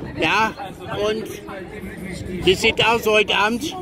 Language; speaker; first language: German; non-native, learner; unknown